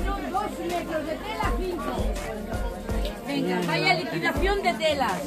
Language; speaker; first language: Spanish; native; Spanish